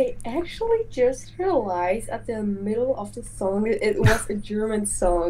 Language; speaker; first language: English; non-native, fluent; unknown